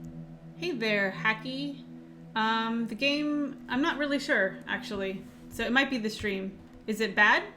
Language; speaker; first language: English; native; English